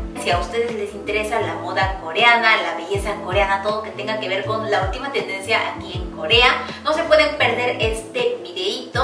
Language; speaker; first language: Spanish; non-native, fluent; Korean